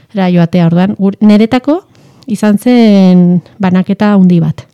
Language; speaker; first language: Basque; non-native, local second language; Spanish